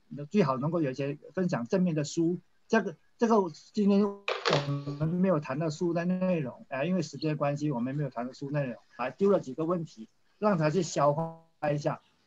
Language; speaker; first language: Chinese; native; Chinese